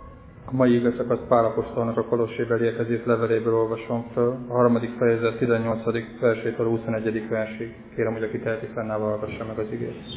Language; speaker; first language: Hungarian; native; Hungarian